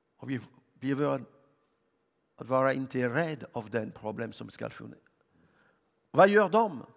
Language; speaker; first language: Swedish; non-native, learner; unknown